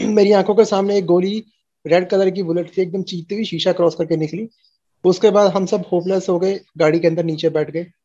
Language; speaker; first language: Hindi; native; Hindi